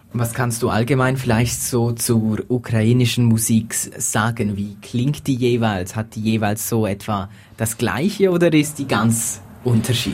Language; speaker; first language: German; native; German